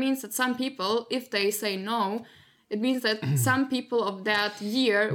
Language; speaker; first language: English; non-native, fluent; Slovak